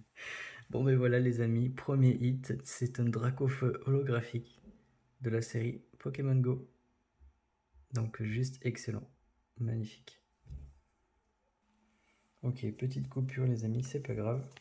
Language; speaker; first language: French; native; French